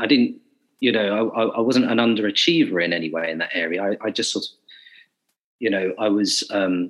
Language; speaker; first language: English; native; English